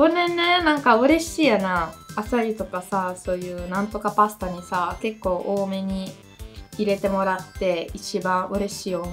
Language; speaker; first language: Japanese; non-native, fluent; Italian